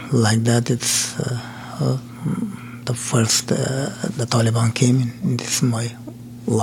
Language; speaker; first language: English; non-native, learner; Persian